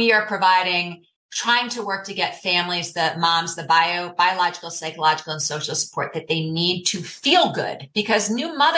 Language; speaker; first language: English; native; English